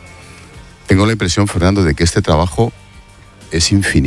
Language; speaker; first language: Spanish; native; Spanish